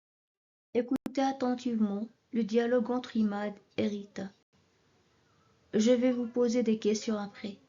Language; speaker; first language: French; non-native, local second language; Arabic